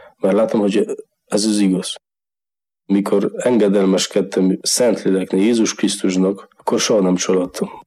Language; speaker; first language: Hungarian; non-native, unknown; Polish